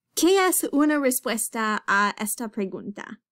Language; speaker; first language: Spanish; non-native, fluent; English